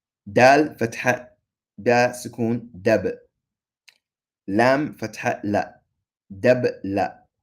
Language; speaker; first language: Arabic; non-native, fluent; English